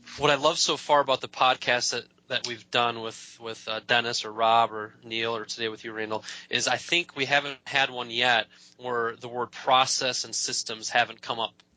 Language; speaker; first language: English; native; English